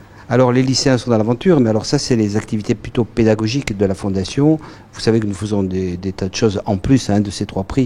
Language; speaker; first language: French; native; French